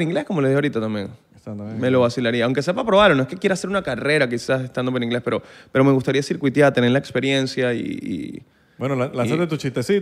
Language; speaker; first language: Spanish; native; Spanish